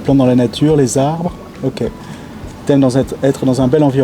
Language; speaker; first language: French; native; French